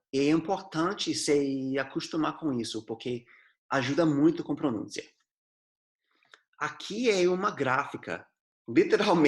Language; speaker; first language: Portuguese; non-native, fluent; English